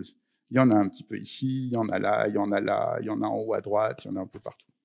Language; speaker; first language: French; native; French